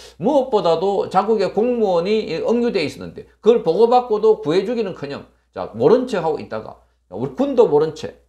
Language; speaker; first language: Korean; native; Korean